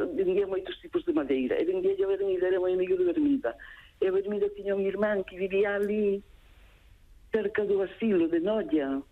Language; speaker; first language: Galician; native; Galician